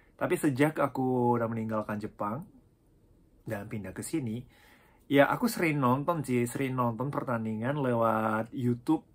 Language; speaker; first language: Indonesian; non-native, fluent; Japanese